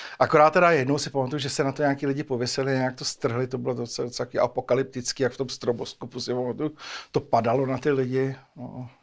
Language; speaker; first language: Czech; native; Czech